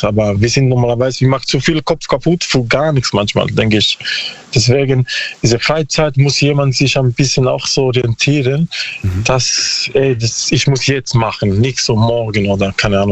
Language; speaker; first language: German; non-native, learner; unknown